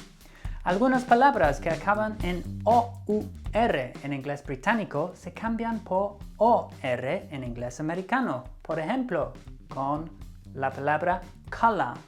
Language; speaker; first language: Spanish; non-native, fluent; English